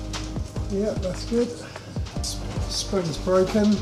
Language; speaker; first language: English; native; English